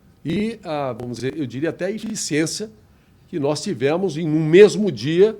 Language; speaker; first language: Portuguese; native; Portuguese